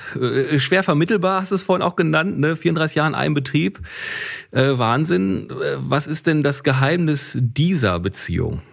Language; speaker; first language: German; native; German